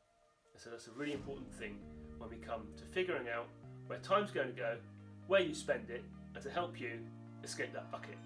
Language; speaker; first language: English; native; English